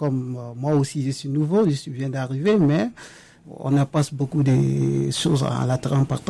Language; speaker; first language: French; non-native, local second language; Mandingo